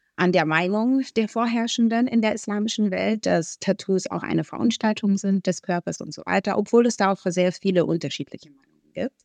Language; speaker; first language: German; early bilingual, other home language; Arabic